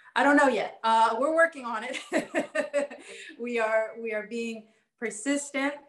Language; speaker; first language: English; native; English